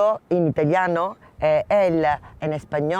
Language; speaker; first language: Spanish; non-native, learner; Italian